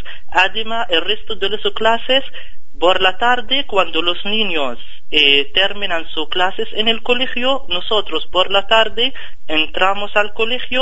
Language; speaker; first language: Spanish; non-native, fluent; Arabic